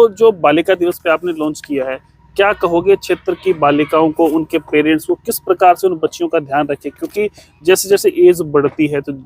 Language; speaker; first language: Hindi; native; Hindi